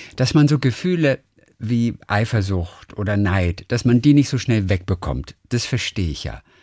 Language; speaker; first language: German; native; German